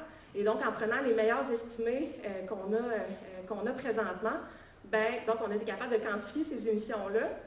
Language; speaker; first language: French; native; French